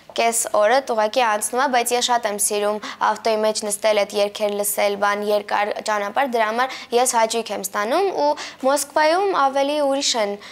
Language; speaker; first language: Armenian; early bilingual, heritage; Armenian